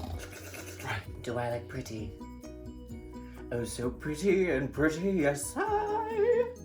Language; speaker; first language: English; native; English